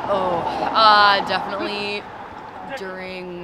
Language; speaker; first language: English; native; English